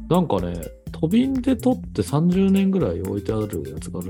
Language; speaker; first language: Japanese; native; Japanese